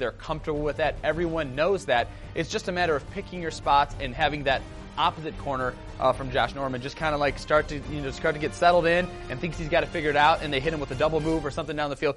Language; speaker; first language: English; native; English